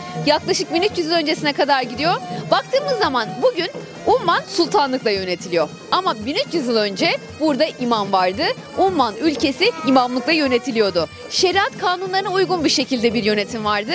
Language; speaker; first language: Turkish; native; Turkish